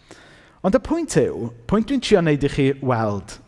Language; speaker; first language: Welsh; native; Welsh